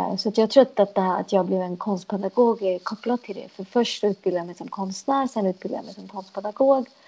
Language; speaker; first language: Swedish; early bilingual, other home language; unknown